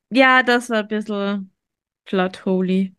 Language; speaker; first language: German; native; German